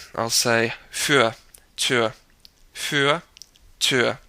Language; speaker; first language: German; non-native, learner; English